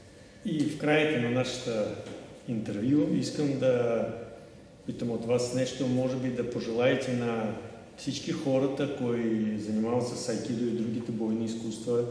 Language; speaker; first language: Bulgarian; non-native, learner; Russian